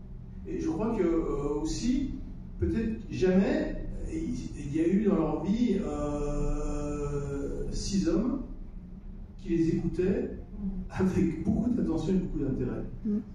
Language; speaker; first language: French; native; French